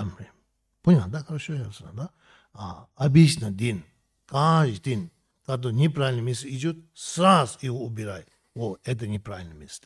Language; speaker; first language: Russian; non-native, learner; Tibetan